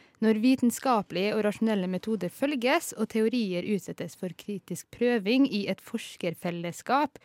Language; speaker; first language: Norwegian; native; Norwegian